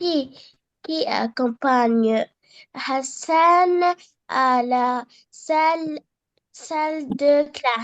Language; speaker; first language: French; non-native, learner; Arabic